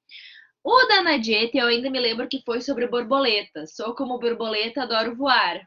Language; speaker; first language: Portuguese; native; Portuguese